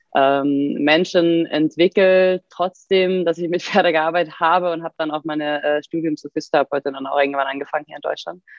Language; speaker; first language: German; non-native, fluent; Swedish